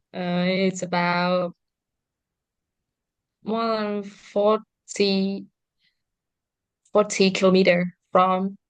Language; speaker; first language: English; non-native, learner; Vietnamese